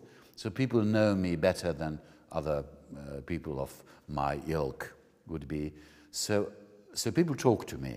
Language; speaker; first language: English; non-native, fluent; Hungarian